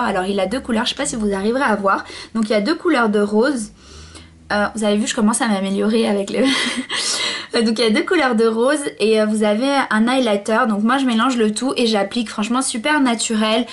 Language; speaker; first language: French; native; French